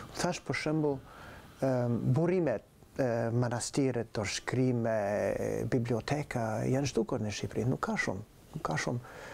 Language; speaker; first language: Albanian; non-native, fluent; English